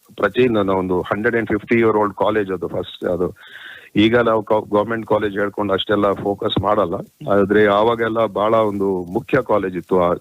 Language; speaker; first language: Kannada; non-native, local second language; Kodava